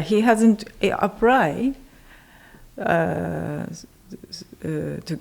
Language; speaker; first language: English; non-native, learner; Japanese